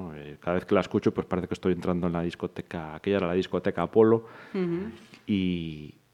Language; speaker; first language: Spanish; native; Spanish